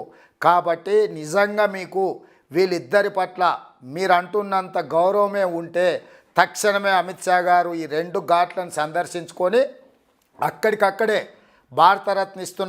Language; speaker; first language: Telugu; native; Telugu